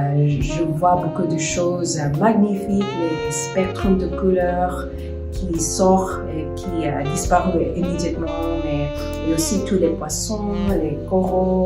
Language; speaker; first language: French; non-native, fluent; Filipino